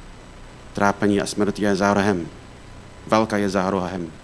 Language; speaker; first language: Czech; non-native, fluent; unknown